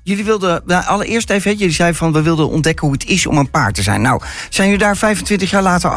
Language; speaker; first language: Dutch; native; Dutch